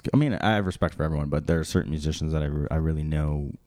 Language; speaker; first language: English; native; English